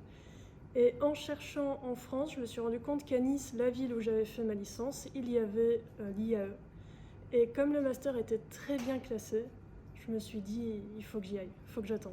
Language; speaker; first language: French; native; French